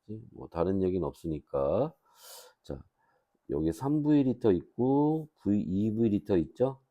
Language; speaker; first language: Korean; native; Korean